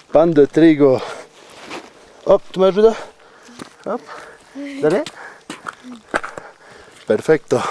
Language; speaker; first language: Spanish; non-native, learner; French